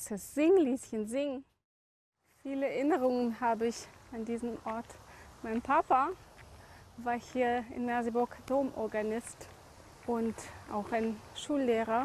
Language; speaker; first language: German; native; German